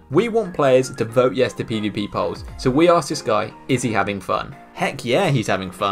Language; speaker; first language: English; native; English